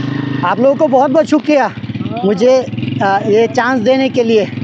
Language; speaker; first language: Hindi; non-native, learner; Bangla